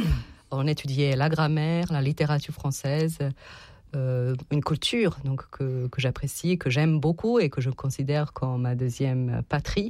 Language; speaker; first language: French; non-native, fluent; Serbian